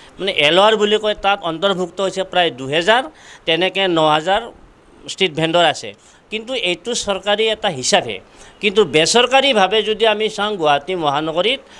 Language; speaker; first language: Assamese; native; Assamese